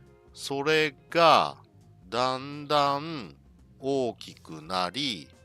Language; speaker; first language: Japanese; non-native, learner; English